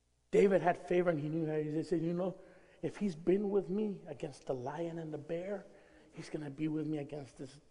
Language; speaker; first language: English; early bilingual, other home language; Spanish